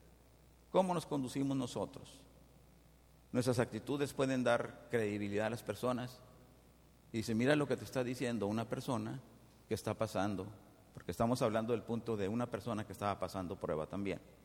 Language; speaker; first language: Spanish; native; Spanish